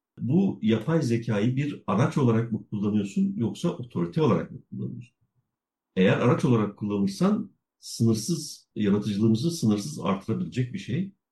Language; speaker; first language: Turkish; native; Turkish